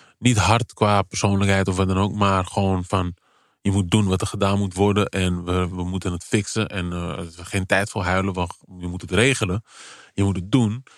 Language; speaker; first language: Dutch; early bilingual, other home language; Kabuverdianu